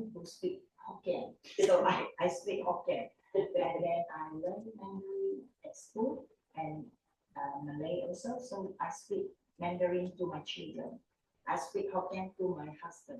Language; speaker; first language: English; non-native, fluent; Min Nan Chinese